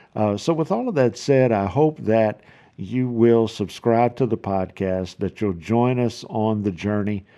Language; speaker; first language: English; native; English